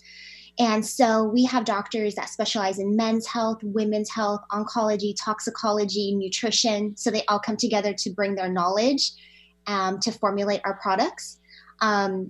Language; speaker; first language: English; native; English